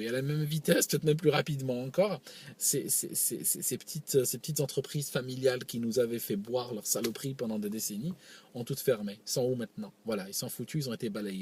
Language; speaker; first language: French; non-native, local second language; Arabic